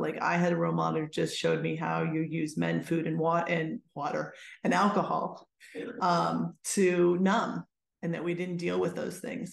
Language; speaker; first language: English; native; English